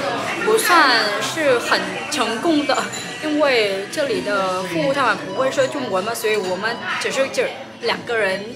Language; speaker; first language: Chinese; non-native, fluent; Vietnamese